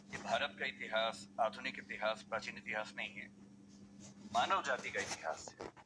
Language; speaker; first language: Hindi; native; Hindi